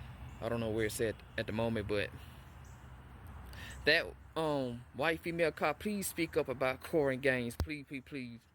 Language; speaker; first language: English; native; English